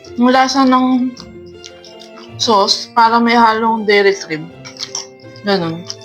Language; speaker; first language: Filipino; native; Filipino